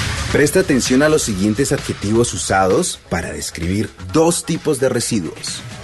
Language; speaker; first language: Spanish; native; Spanish